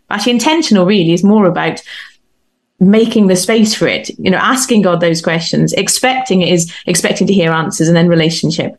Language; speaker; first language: English; native; English